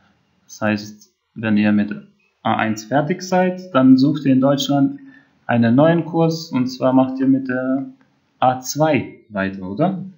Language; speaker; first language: German; non-native, fluent; Albanian